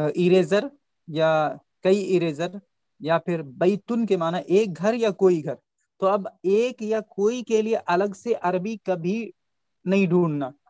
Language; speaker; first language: Hindi; native; Hindi